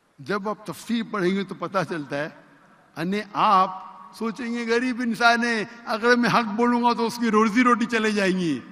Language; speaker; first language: Urdu; non-native, local second language; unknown